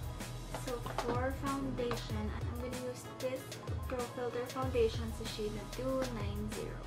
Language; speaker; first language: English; non-native, local second language; Filipino